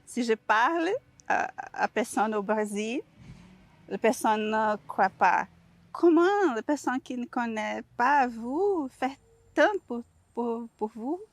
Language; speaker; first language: French; non-native, learner; Portuguese